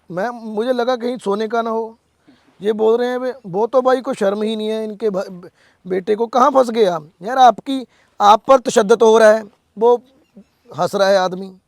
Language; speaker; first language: Hindi; non-native, local second language; Punjabi